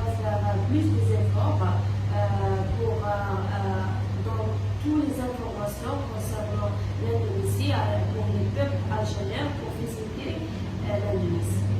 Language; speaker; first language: French; non-native, local second language; Arabic